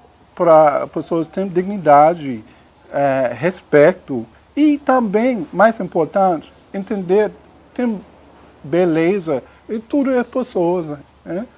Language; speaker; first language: Portuguese; non-native, learner; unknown